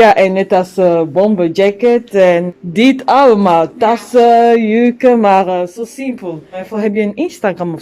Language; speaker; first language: Dutch; non-native, learner; French